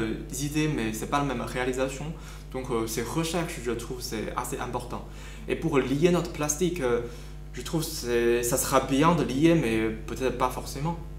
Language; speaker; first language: French; non-native, fluent; Chinese